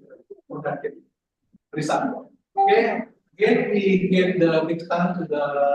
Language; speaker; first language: English; non-native, fluent; Indonesian